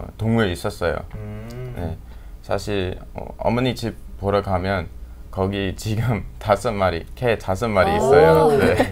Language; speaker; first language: Korean; non-native, fluent; English